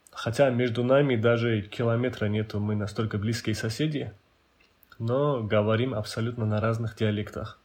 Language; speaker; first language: Russian; non-native, local second language; Avaric